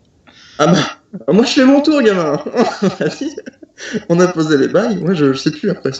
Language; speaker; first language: French; native; French